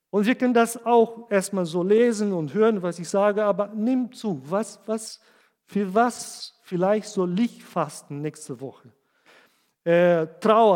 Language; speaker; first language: German; non-native, fluent; Portuguese